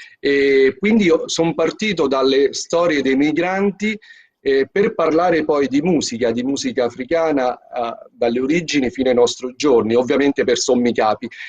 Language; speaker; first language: Italian; native; Italian